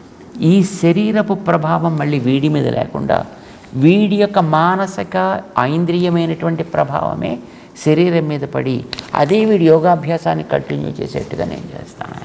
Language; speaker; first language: Telugu; native; Telugu